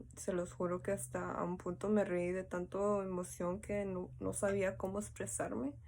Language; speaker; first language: Spanish; early bilingual, heritage; Spanish